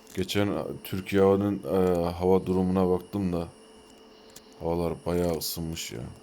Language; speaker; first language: Turkish; early bilingual, heritage; Turkish